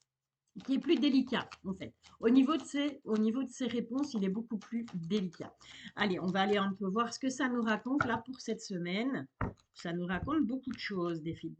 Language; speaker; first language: French; native; French